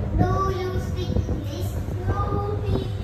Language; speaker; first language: English; non-native, learner; Khmer